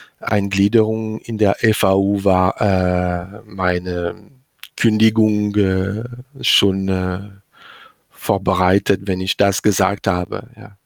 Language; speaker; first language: German; non-native, learner; French